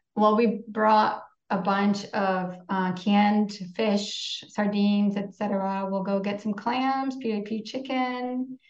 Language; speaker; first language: English; non-native, fluent; Polish